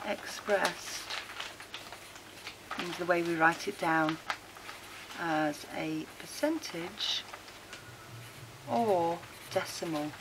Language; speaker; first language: English; native; English